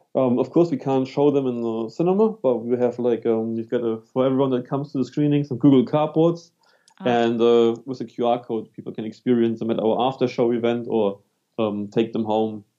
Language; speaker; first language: English; non-native, fluent; German